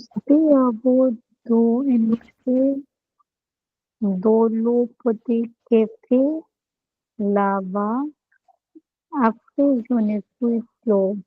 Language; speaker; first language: French; non-native, learner; Bangla